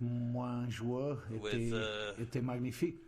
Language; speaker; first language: French; non-native, fluent; Portuguese